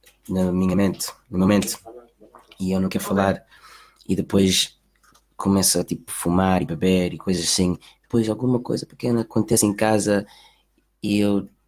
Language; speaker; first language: Portuguese; early bilingual, heritage; Portuguese